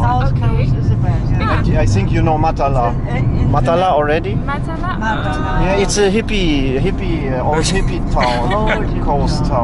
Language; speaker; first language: English; non-native, learner; German